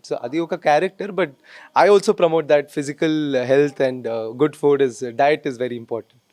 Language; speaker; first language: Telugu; non-native, local second language; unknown